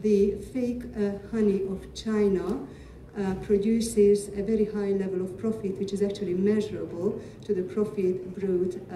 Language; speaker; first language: English; non-native, fluent; Hungarian